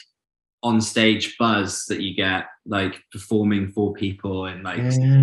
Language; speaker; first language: English; native; English